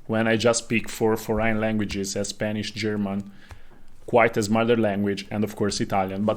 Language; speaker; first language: English; non-native, fluent; Italian